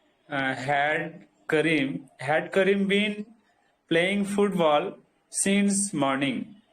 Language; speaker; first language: English; non-native, local second language; Bangla